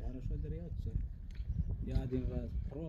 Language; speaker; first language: Russian; non-native, local second language; Turkmen